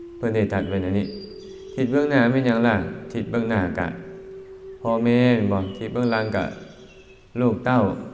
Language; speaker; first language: Thai; non-native, local second language; Northeastern Thai